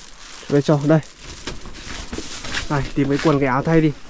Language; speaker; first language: Vietnamese; native; Vietnamese